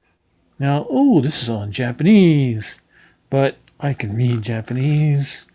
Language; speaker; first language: English; native; English